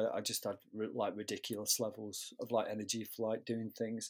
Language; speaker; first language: English; native; English